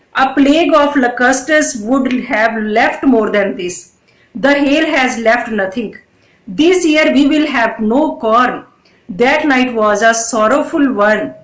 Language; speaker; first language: English; non-native, local second language; Punjabi